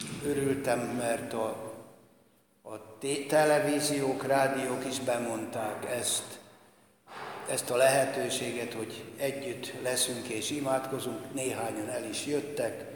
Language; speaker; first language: Hungarian; native; Hungarian